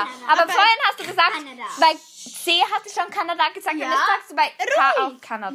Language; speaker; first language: German; native; German